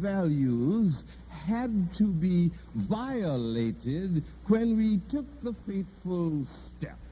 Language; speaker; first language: English; native; English